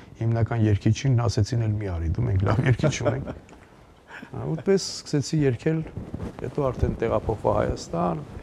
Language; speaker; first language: Armenian; native; Armenian